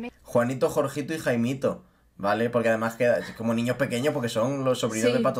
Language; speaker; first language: Spanish; native; Spanish